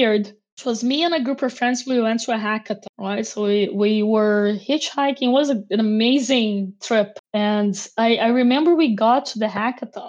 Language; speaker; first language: English; non-native, fluent; Portuguese